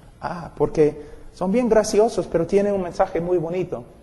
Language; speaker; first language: Spanish; non-native, fluent; English